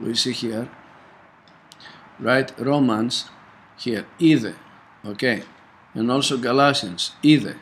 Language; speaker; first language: English; non-native, fluent; Greek